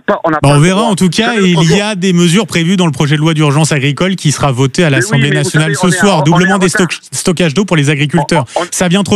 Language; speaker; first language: French; native; French